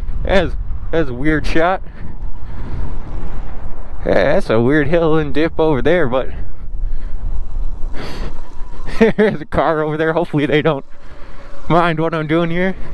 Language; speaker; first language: English; native; English